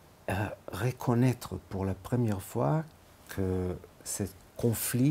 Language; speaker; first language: French; non-native, fluent; Hebrew